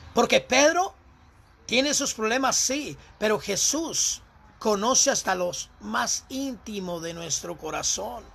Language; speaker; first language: Spanish; native; Spanish